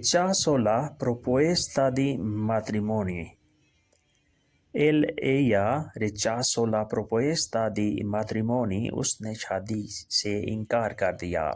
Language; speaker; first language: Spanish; non-native, fluent; Urdu